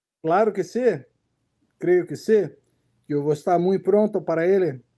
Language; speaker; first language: Spanish; non-native, learner; Portuguese